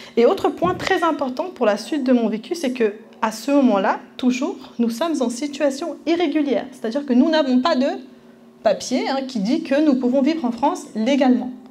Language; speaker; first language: French; early bilingual, other home language; Spanish